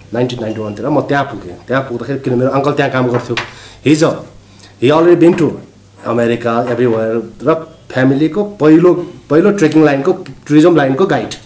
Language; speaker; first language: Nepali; non-native, local second language; Sherpa